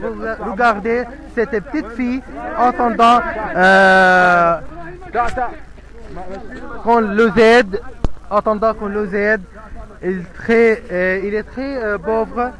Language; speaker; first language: French; non-native, fluent; Arabic